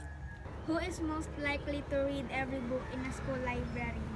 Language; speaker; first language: English; non-native, local second language; Filipino